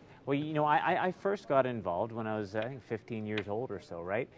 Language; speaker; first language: English; native; English